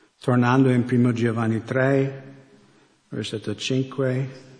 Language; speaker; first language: Italian; non-native, fluent; English